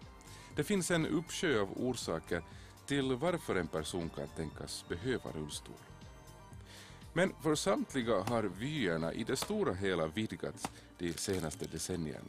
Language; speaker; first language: Swedish; native; Swedish